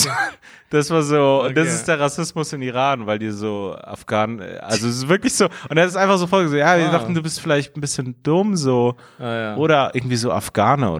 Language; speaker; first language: German; early bilingual, other home language; Persian